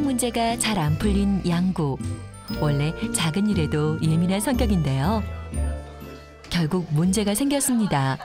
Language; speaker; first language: Korean; native; Korean